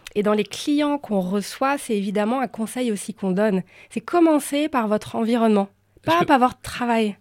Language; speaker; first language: French; native; French